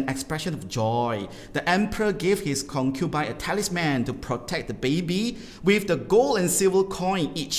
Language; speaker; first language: English; non-native, local second language; Min Nan Chinese